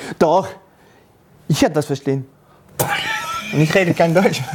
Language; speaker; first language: German; non-native, learner; Danish